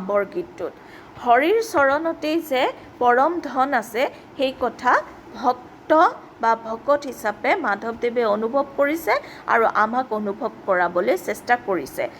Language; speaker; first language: Assamese; native; Assamese